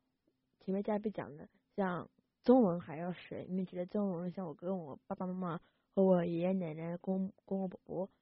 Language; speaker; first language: Chinese; early bilingual, heritage; Chinese